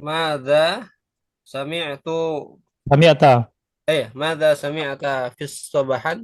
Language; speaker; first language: Arabic; non-native, learner; Indonesian